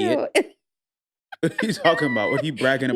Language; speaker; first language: English; native; English